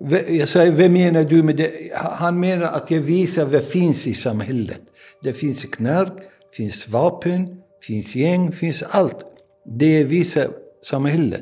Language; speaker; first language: Swedish; non-native, learner; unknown